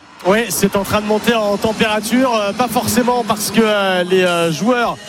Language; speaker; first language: French; native; French